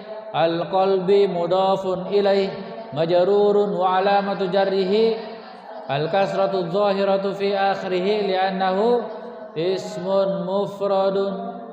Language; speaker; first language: Arabic; non-native, fluent; Indonesian